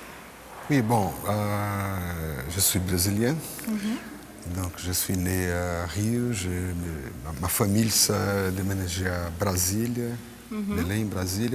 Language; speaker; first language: French; non-native, fluent; Portuguese